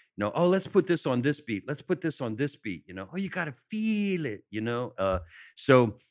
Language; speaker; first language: English; native; English